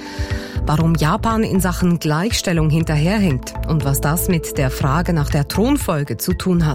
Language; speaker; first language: German; native; German